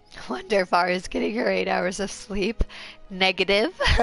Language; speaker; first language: English; early bilingual, other home language; Turkish